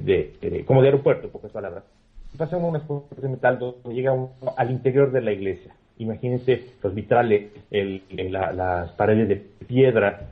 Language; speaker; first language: Spanish; native; Spanish